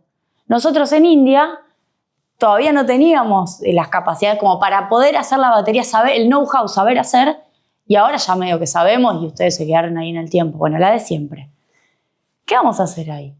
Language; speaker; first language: Spanish; native; Spanish